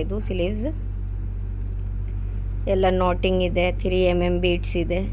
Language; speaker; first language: Kannada; non-native, local second language; Urdu